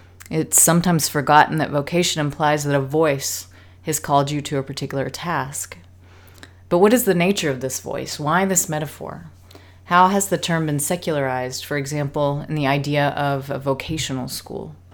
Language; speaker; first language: English; native; English